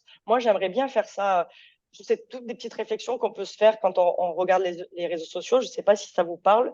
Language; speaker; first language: French; native; French